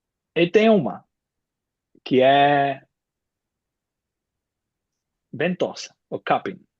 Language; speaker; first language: Portuguese; non-native, fluent; Spanish